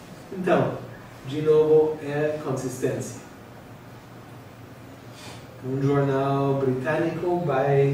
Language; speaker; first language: Portuguese; non-native, fluent; English